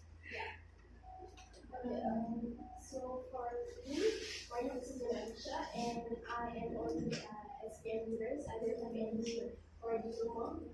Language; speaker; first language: English; non-native, local second language; Malay